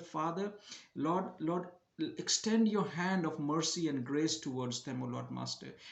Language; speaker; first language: English; non-native, local second language; Hindi